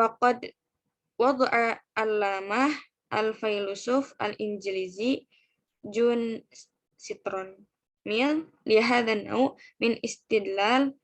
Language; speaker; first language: Arabic; non-native, learner; Indonesian